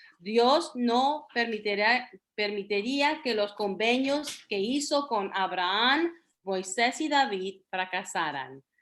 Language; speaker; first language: Spanish; early bilingual, heritage; Spanish